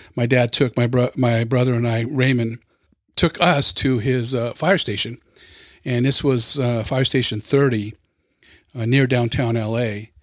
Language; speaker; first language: English; native; English